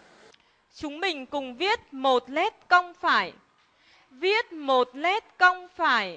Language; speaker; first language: Vietnamese; native; Vietnamese